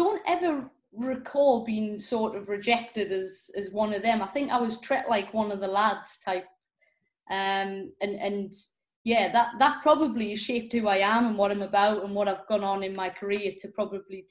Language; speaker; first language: English; native; English